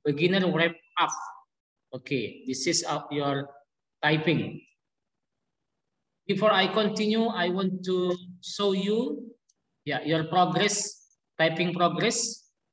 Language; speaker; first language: English; non-native, learner; Indonesian